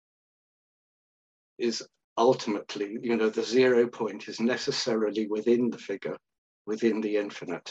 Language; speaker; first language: English; native; English